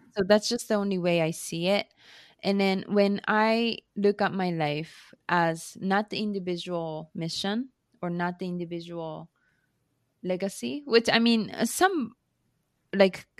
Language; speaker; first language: English; non-native, fluent; Japanese